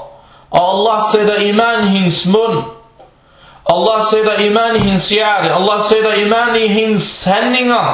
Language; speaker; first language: Danish; early bilingual, other home language; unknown